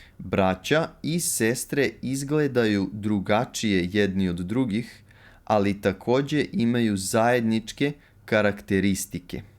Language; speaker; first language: Serbian; native; Serbian